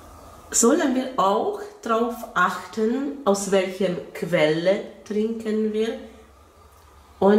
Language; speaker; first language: German; non-native, fluent; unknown